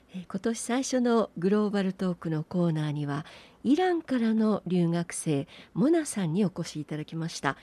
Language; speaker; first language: Japanese; native; Japanese